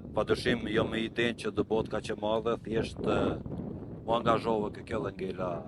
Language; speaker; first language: Albanian; native; Albanian